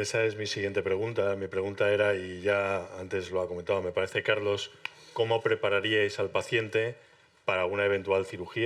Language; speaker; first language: Spanish; native; Spanish